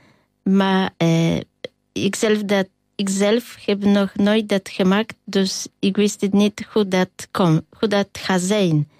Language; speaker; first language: Dutch; non-native, learner; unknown